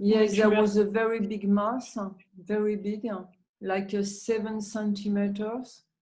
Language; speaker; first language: English; non-native, learner; French